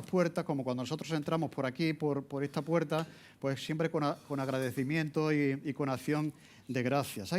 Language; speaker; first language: Spanish; native; Spanish